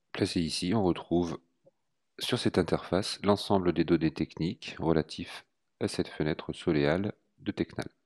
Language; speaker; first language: French; native; French